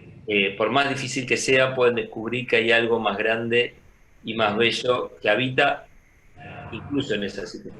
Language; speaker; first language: Spanish; native; Spanish